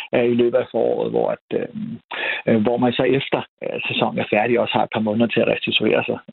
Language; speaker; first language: Danish; native; Danish